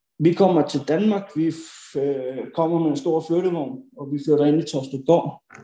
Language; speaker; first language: Danish; early bilingual, other home language; Norwegian